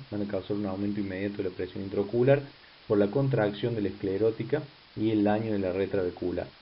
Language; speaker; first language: Spanish; native; Spanish